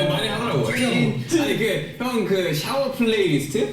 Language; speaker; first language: Korean; native; Korean